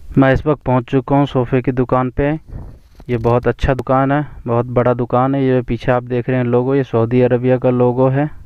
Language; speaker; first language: Hindi; native; Hindi